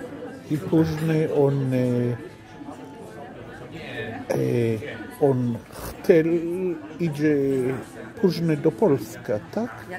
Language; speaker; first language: Polish; non-native, learner; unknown